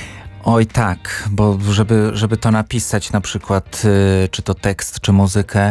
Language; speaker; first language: Polish; native; Polish